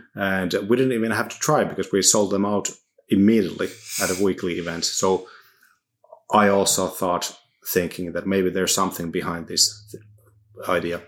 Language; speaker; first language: English; non-native, fluent; Finnish